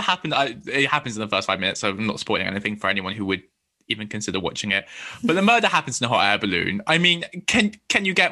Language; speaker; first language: English; native; English